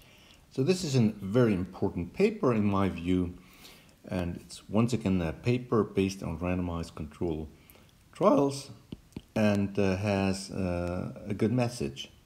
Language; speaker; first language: English; non-native, fluent; German